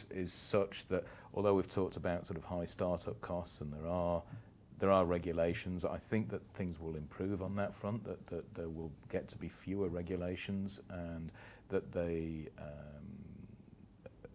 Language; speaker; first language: English; native; English